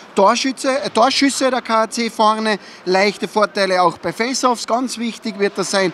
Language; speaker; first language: German; native; German